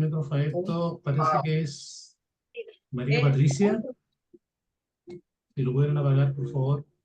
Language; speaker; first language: Spanish; native; Spanish